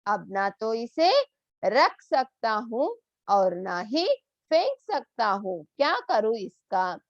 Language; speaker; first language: Hindi; non-native, local second language; Telugu